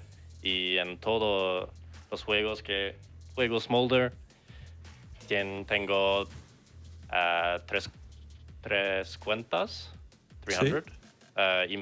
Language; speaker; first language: Spanish; non-native, learner; English